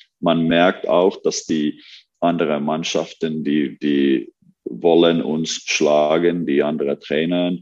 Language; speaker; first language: German; non-native, learner; Finnish